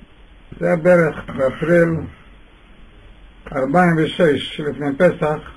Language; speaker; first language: Hebrew; non-native, fluent; Yiddish